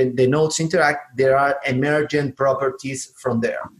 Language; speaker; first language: English; non-native, fluent; Spanish